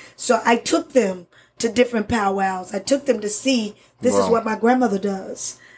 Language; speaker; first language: English; early bilingual, other home language; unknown